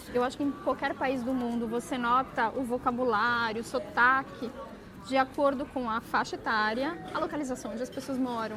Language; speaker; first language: Portuguese; early bilingual, other home language; Spanish